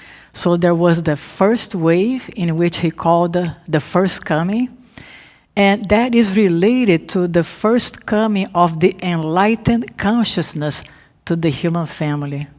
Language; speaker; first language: English; non-native, fluent; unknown